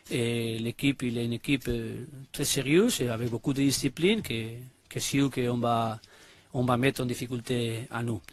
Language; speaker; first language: French; non-native, learner; Spanish